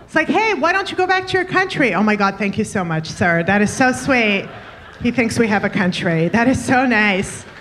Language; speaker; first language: English; early bilingual, other home language; French